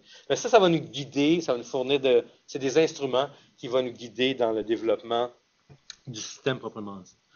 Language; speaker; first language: French; native; French